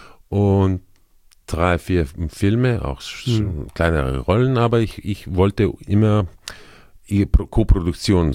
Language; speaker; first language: German; non-native, fluent; Croatian